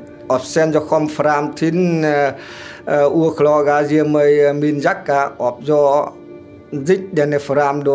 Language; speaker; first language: Swedish; non-native, learner; Vietnamese